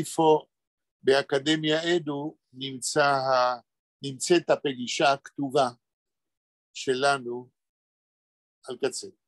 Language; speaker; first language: Hebrew; non-native, fluent; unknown